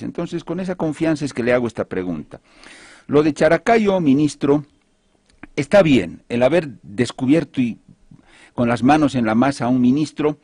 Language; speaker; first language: Spanish; native; Spanish